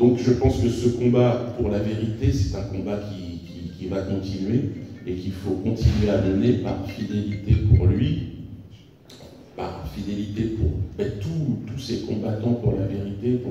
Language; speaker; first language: French; native; French